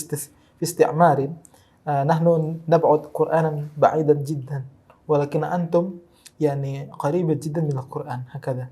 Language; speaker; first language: Arabic; non-native, fluent; Indonesian